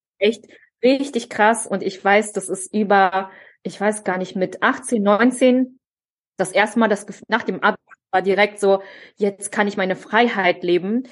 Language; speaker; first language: German; early bilingual, other home language; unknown